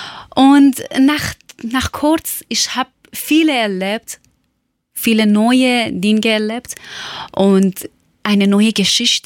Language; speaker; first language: German; non-native, learner; Persian